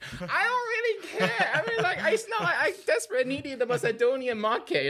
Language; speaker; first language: English; non-native, fluent; Chinese